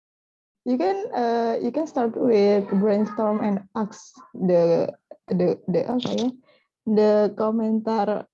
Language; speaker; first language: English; non-native, learner; Indonesian